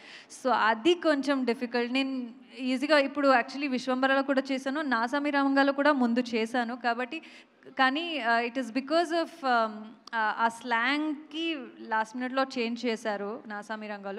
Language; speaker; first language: Telugu; non-native, local second language; Kannada